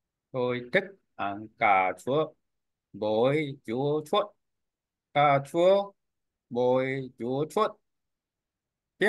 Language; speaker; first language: Vietnamese; non-native, learner; Korean